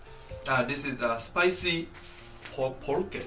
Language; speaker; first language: English; non-native, fluent; Japanese